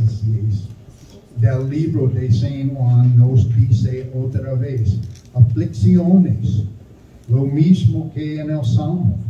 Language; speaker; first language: Spanish; non-native, learner; German